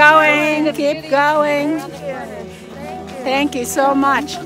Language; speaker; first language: English; non-native, learner; Vietnamese